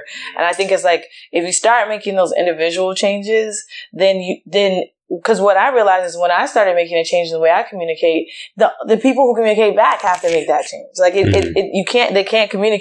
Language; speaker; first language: English; native; English